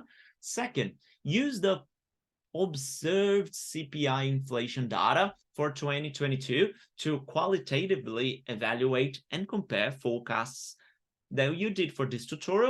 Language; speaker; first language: English; non-native, fluent; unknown